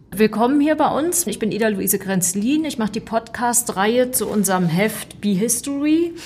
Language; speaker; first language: German; native; German